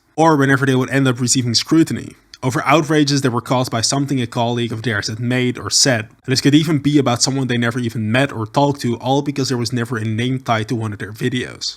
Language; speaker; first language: English; native; English